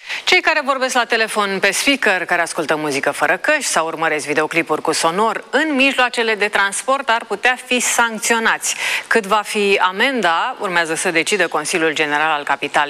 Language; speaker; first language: Romanian; native; Romanian